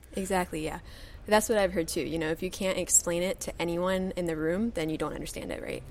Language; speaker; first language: English; native; English